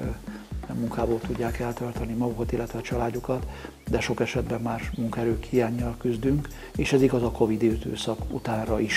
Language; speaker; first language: Hungarian; native; Hungarian